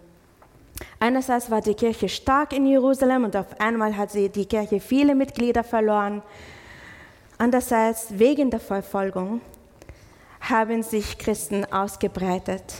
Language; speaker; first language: German; non-native, fluent; English